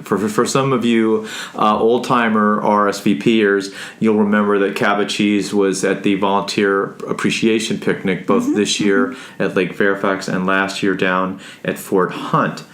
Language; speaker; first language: English; native; English